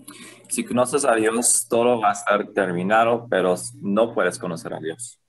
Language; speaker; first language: Spanish; non-native, fluent; Korean